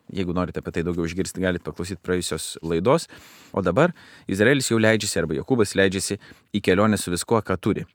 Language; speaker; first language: Lithuanian; native; Lithuanian